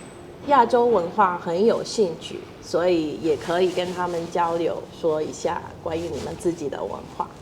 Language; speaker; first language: Chinese; non-native, fluent; Spanish